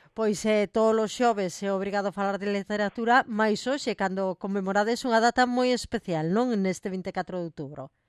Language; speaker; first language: Galician; native; Galician